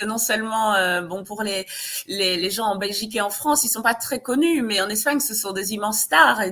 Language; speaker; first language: French; native; French